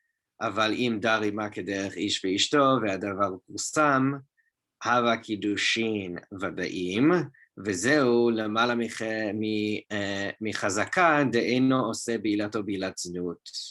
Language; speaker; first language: Hebrew; non-native, fluent; English